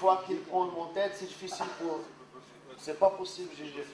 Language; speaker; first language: French; non-native, learner; Portuguese